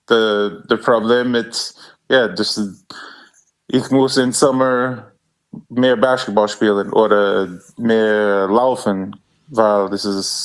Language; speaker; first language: German; non-native, learner; English